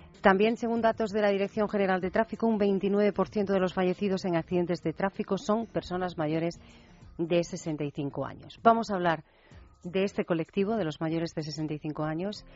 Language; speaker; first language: Spanish; native; Spanish